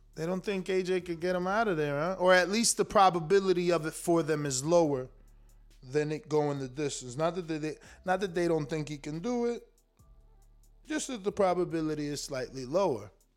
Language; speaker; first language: English; native; English